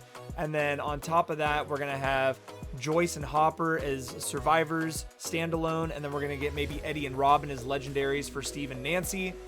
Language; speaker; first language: English; native; English